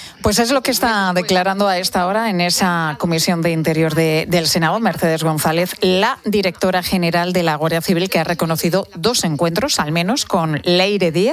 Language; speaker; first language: Spanish; native; Spanish